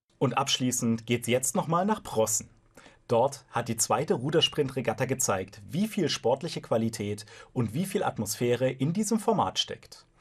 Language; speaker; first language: German; native; German